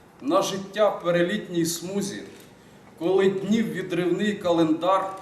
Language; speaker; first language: Ukrainian; native; Ukrainian